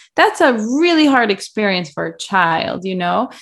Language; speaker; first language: English; early bilingual, other home language; Russian